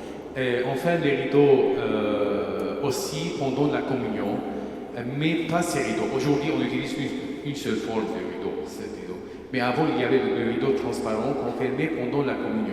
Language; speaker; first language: French; non-native, fluent; Armenian